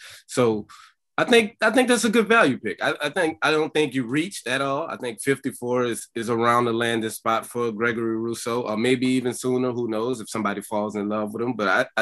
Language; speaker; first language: English; native; English